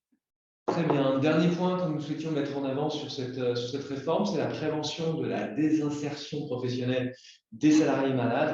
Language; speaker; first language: French; native; French